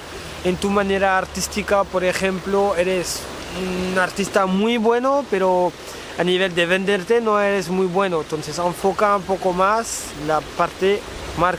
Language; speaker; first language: Spanish; non-native, fluent; French